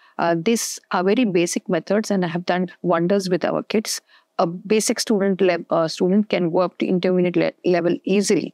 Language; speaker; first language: English; non-native, fluent; Hindi